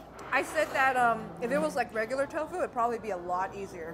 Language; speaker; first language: English; early bilingual, other home language; Chinese